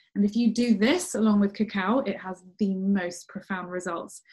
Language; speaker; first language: English; native; English